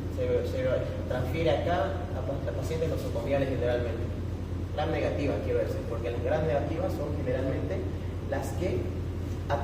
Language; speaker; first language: Spanish; native; Spanish